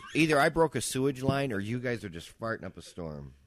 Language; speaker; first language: English; early bilingual, other home language; Italian